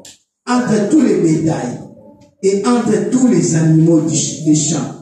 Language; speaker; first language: French; non-native, local second language; Lingala